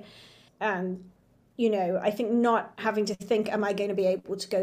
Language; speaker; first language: English; native; English